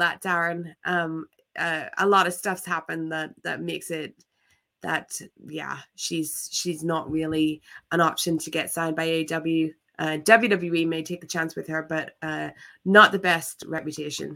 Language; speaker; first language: English; native; English